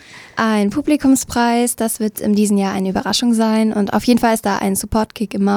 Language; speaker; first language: German; native; German